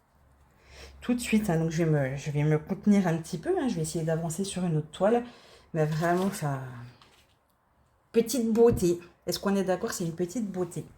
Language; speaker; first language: French; native; French